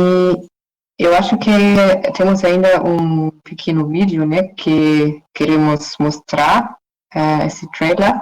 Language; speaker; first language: Portuguese; non-native, fluent; German